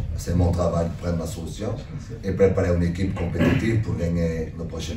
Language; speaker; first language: French; non-native, learner; Portuguese